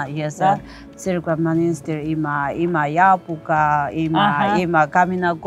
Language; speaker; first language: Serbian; non-native, learner; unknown